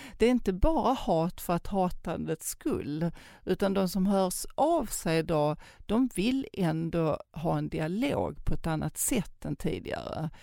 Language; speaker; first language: Swedish; native; Swedish